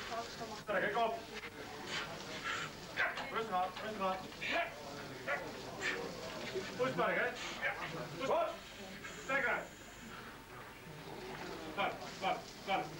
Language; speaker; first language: Dutch; native; Dutch